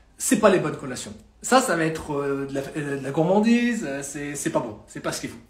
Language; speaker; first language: French; native; French